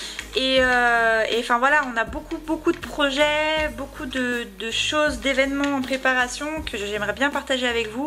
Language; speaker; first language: French; native; French